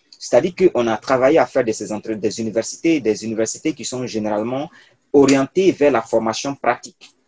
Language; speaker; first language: French; non-native, local second language; Mossi